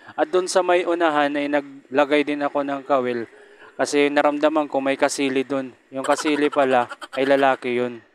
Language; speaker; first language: Filipino; non-native, local second language; Waray